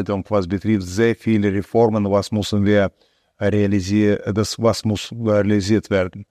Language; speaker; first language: German; non-native, fluent; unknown